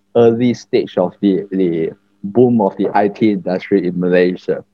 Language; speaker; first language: English; non-native, local second language; Chinese